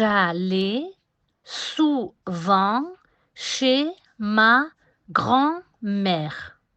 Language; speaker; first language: French; non-native, fluent; Spanish